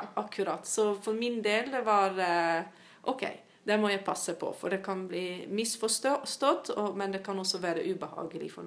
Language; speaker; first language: Norwegian; non-native, fluent; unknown